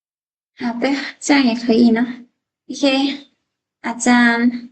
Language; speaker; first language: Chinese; non-native, fluent; Lao